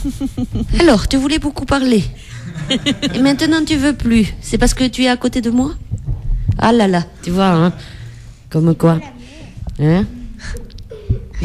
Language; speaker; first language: French; native; French